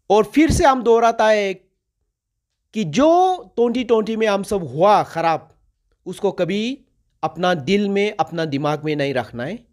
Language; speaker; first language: Hindi; non-native, local second language; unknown